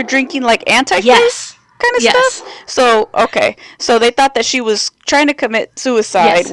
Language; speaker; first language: English; early bilingual, other home language; Spanish